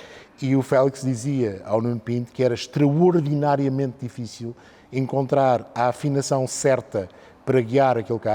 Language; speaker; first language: Portuguese; native; Portuguese